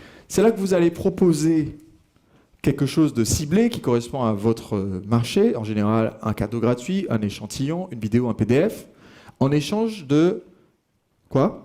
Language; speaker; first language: French; native; French